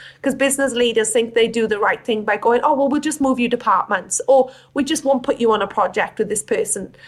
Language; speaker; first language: English; native; English